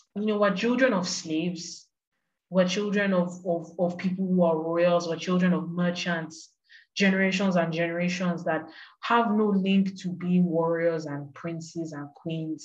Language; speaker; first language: English; non-native, local second language; Yoruba